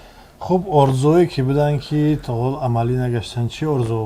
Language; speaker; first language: Persian; native; Persian